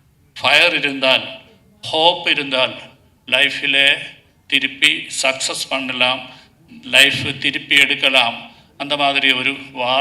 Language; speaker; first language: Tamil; non-native, learner; Malayalam